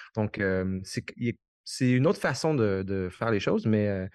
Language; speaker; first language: French; native; French